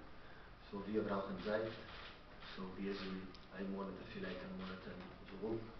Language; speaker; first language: German; non-native, learner; Catalan